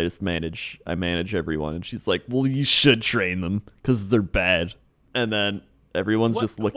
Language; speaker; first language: English; native; English